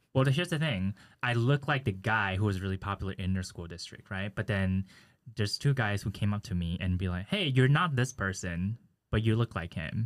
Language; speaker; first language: English; early bilingual, other home language; Chinese